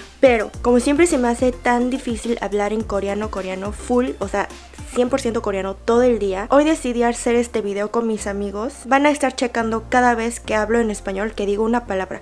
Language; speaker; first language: Spanish; early bilingual, other home language; Korean